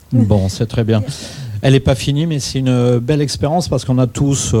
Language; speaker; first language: French; native; French